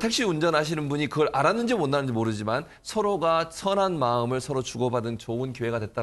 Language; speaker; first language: Korean; native; Korean